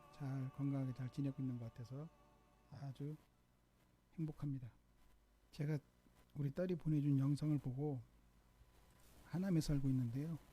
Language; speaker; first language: Korean; native; Korean